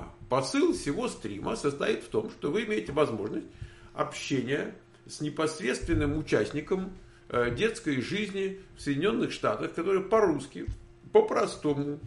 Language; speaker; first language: Russian; native; Russian